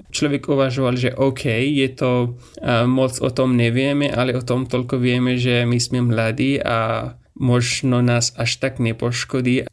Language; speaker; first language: Slovak; non-native, fluent; Persian